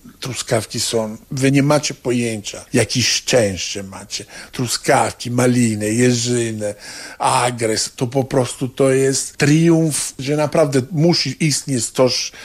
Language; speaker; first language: Polish; non-native, learner; Italian